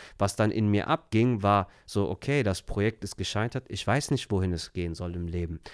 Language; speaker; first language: German; early bilingual, other home language; Turkish